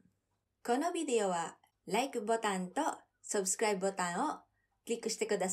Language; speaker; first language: Japanese; non-native, fluent; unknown